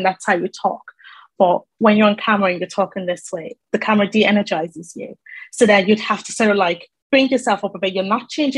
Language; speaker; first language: English; native; English